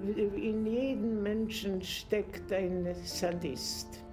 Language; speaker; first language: German; non-native, fluent; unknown